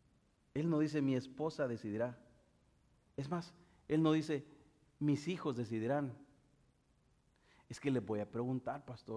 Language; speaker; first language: Spanish; native; Spanish